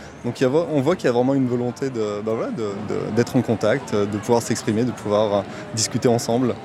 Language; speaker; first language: French; native; French